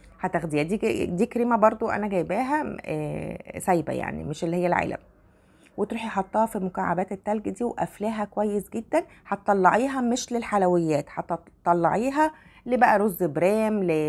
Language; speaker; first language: Arabic; native; Arabic